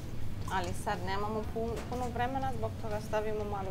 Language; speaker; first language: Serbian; non-native, learner; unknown